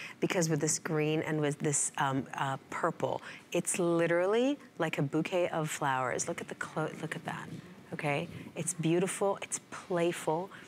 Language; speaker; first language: English; non-native, fluent; Hebrew